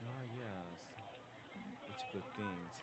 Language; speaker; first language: English; non-native, learner; Korean